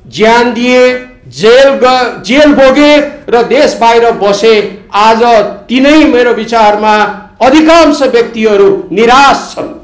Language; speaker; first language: Nepali; native; Nepali